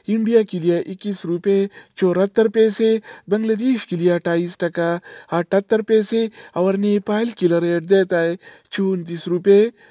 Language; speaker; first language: Urdu; non-native, local second language; Pashto